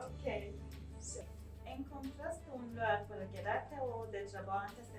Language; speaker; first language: Spanish; non-native, fluent; Turkish